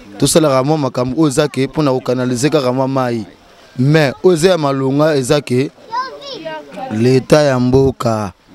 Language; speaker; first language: Lingala; native; Lingala